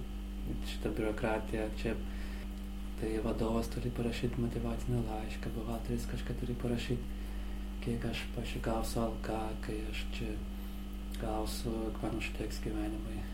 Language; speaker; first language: Lithuanian; non-native, learner; Azerbaijani